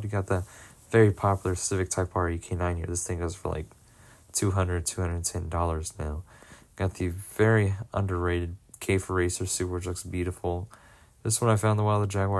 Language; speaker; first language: English; native; English